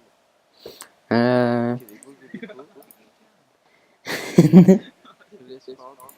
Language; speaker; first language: French; native; French